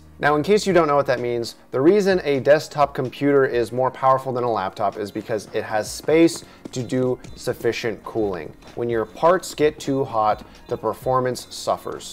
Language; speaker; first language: English; native; English